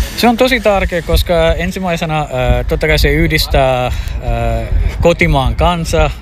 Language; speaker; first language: Finnish; non-native, fluent; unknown